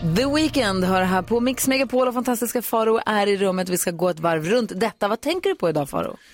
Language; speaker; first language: Swedish; native; Swedish